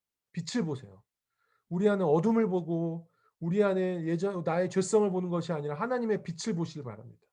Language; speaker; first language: Korean; native; Korean